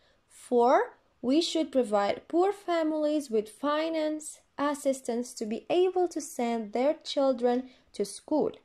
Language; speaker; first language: English; non-native, fluent; Arabic